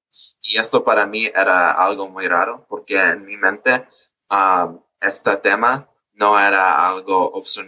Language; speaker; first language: Spanish; early bilingual, heritage; English